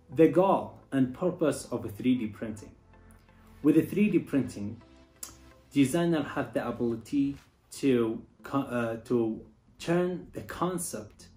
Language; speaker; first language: English; non-native, learner; Arabic